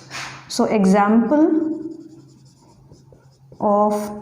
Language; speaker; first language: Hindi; native; Hindi